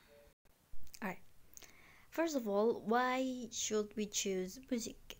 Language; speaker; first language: English; non-native, learner; Indonesian